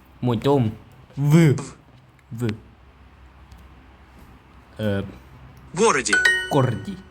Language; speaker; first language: Russian; non-native, learner; Thai